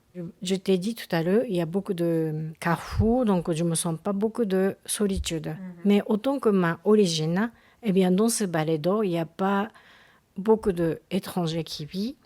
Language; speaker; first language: French; non-native, learner; Japanese